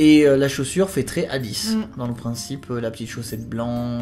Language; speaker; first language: French; native; French